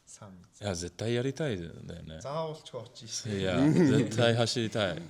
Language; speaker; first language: Japanese; non-native, learner; English